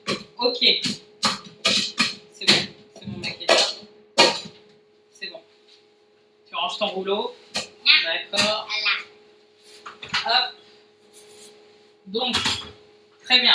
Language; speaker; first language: French; native; French